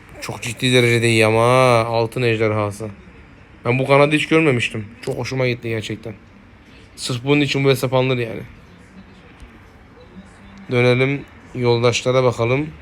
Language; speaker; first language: Turkish; native; Turkish